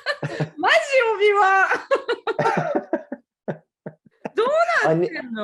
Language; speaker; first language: Japanese; native; Japanese